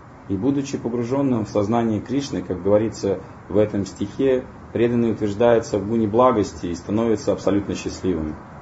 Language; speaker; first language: Russian; native; Russian